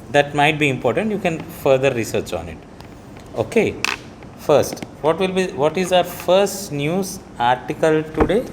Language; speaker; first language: English; non-native, local second language; Telugu